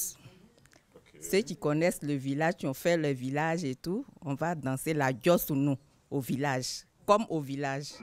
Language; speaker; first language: French; non-native, local second language; Baoulé